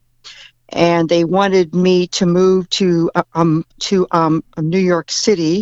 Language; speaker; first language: English; native; English